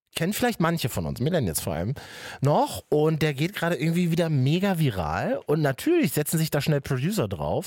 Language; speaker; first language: German; native; German